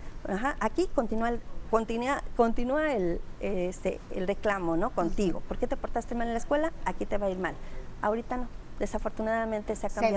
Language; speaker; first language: Spanish; native; Spanish